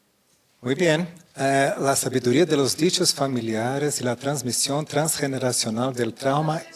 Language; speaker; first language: Spanish; non-native, fluent; Portuguese